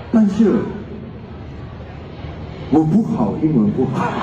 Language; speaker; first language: Chinese; non-native, learner; Korean